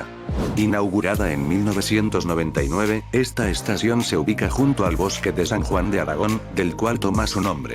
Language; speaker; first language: Spanish; native; Spanish